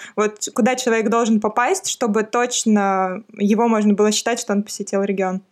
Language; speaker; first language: Russian; native; Russian